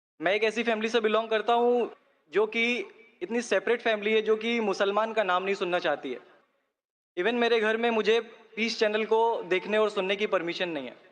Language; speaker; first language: Hindi; native; Hindi